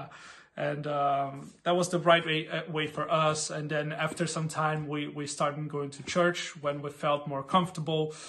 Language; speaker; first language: English; non-native, fluent; Portuguese